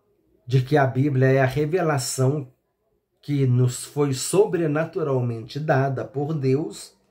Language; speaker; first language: Portuguese; native; Portuguese